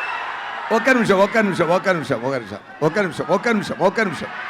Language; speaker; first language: Telugu; non-native, learner; Tamil